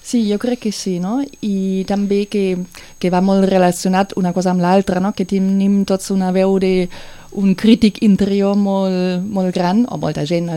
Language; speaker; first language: Catalan; non-native, fluent; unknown